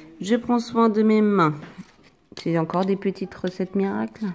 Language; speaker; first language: French; native; French